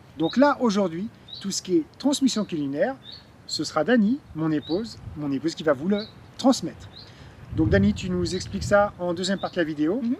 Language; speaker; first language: French; native; French